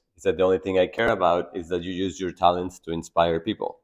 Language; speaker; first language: English; non-native, fluent; Spanish